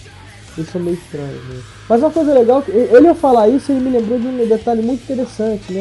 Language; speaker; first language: Portuguese; native; Portuguese